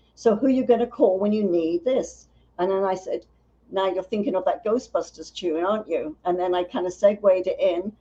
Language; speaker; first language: English; native; English